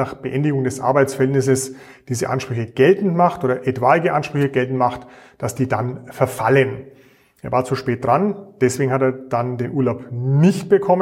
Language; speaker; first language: German; native; German